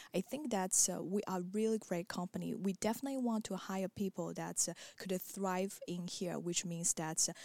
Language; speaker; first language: English; non-native, fluent; Chinese